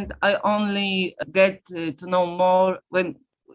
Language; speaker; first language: English; non-native, fluent; Polish